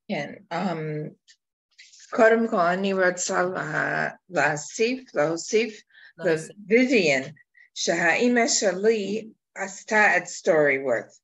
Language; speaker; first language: Hebrew; non-native, learner; English